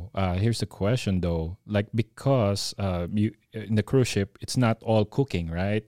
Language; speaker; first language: English; non-native, local second language; Filipino